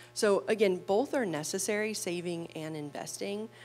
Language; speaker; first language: English; native; English